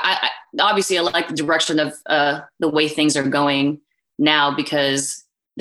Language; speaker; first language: English; non-native, local second language; Filipino